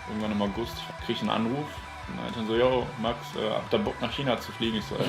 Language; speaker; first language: German; native; German